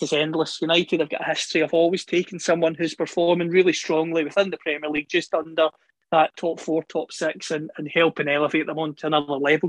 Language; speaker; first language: English; native; English